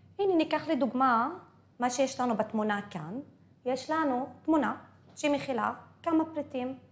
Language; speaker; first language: Hebrew; non-native, local second language; Arabic